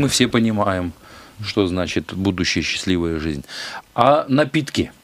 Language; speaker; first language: Russian; native; Russian